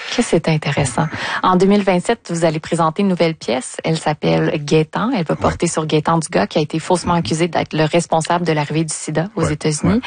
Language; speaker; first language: French; native; French